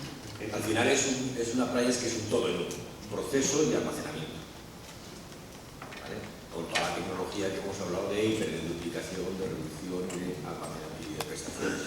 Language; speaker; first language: Spanish; native; Spanish